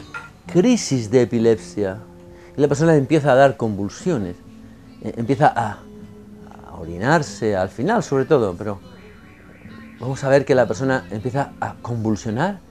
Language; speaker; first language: Spanish; native; Spanish